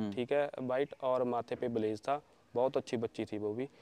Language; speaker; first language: Hindi; native; Hindi